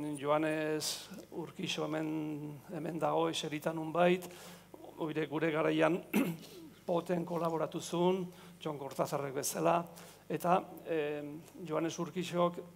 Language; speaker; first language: Basque; native; Basque